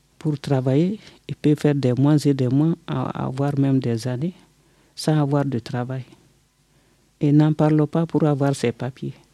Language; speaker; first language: French; non-native, local second language; Bambara